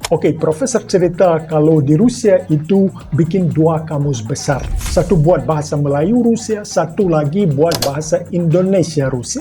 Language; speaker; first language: Indonesian; non-native, fluent; Russian